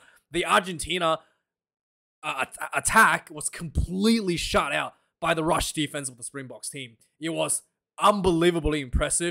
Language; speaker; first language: English; non-native, local second language; Afrikaans